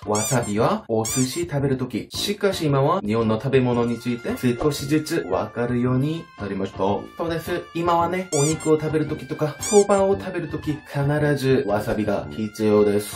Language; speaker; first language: Japanese; non-native, fluent; Korean